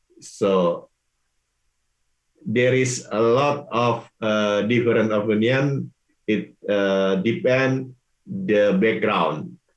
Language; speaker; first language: English; non-native, learner; Indonesian